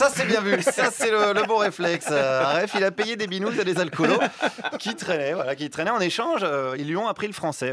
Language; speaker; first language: French; native; French